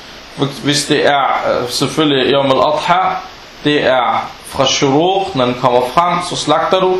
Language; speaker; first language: Danish; non-native, fluent; Arabic